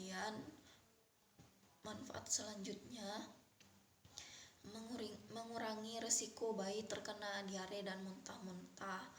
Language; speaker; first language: Indonesian; native; Indonesian